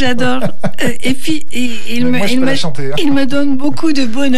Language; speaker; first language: French; non-native, fluent; Turkish